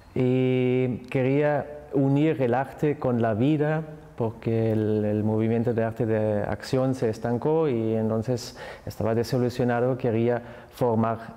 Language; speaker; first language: Spanish; non-native, fluent; German